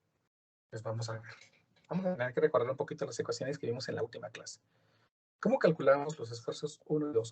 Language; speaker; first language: Spanish; native; Spanish